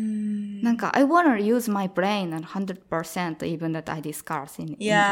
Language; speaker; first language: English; non-native, learner; Japanese